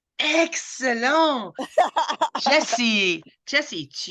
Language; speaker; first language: French; non-native, fluent; English